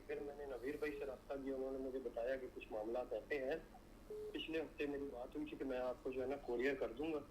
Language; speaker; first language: Urdu; non-native, local second language; Punjabi